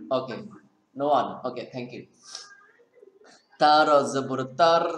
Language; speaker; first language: English; non-native, fluent; Bangla